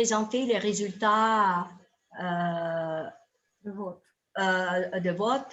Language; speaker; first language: French; non-native, fluent; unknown